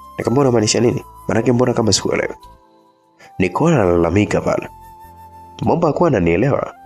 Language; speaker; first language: Swahili; native; Swahili